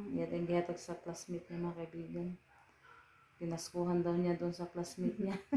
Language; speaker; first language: Filipino; non-native, local second language; Cebuano